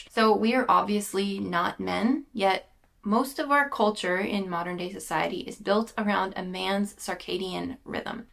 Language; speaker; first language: English; native; English